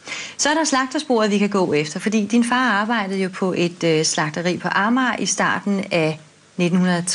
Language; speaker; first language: Danish; native; Danish